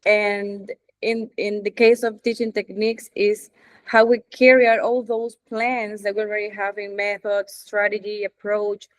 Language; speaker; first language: English; non-native, fluent; Spanish